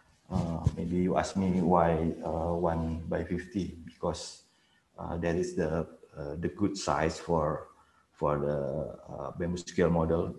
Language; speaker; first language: English; non-native, fluent; Indonesian